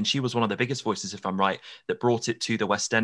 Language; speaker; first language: English; native; English